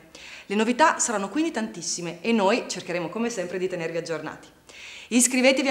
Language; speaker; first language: Italian; native; Italian